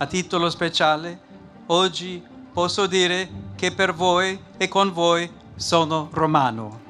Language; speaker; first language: Italian; non-native, fluent; English